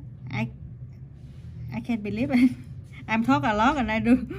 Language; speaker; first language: English; non-native, learner; Vietnamese